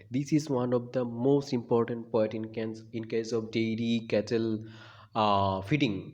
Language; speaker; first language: English; non-native, local second language; Bangla